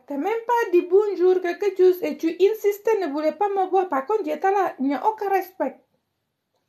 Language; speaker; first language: French; non-native, learner; Indonesian